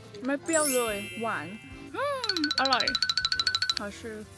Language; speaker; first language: Thai; native; Thai